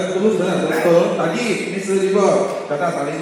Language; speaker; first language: Indonesian; non-native, learner; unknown